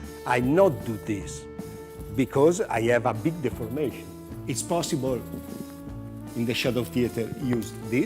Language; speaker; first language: English; non-native, learner; Italian